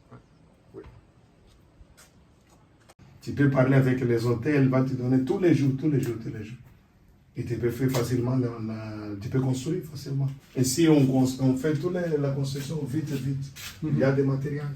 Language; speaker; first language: French; non-native, learner; Portuguese